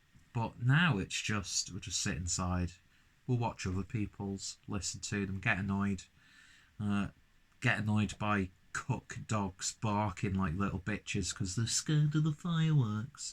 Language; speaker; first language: English; native; English